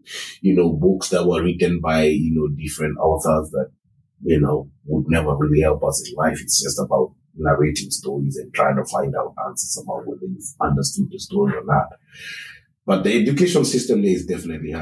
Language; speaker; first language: English; non-native, local second language; Kikuyu